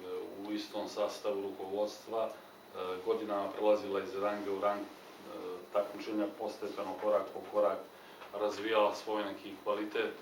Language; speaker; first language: Serbian; native; Serbian